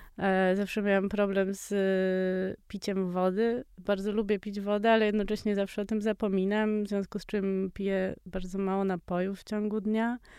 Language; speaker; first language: Polish; native; Polish